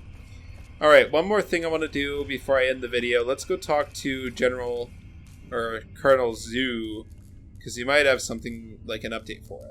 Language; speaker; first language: English; native; English